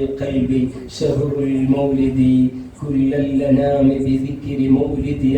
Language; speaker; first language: Kannada; non-native, local second language; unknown